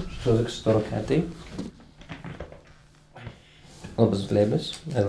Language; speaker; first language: Greek; non-native, learner; Arabic